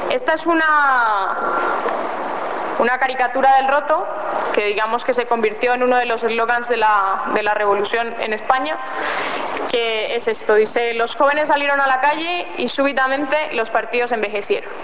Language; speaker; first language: Spanish; native; Spanish